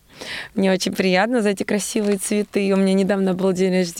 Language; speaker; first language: Russian; native; Russian